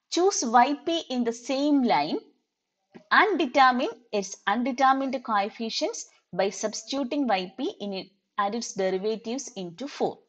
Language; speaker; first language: English; non-native, local second language; Malayalam